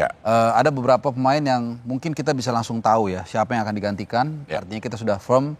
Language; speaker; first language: Indonesian; native; Indonesian